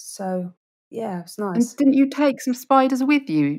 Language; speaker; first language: English; native; English